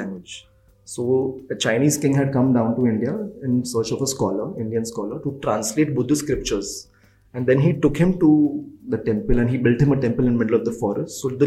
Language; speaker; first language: English; non-native, local second language; Hindi